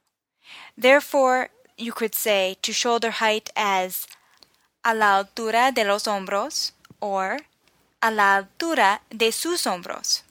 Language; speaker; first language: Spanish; non-native, fluent; English